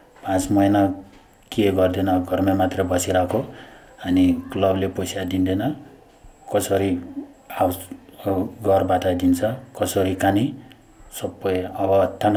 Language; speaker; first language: Nepali; non-native, learner; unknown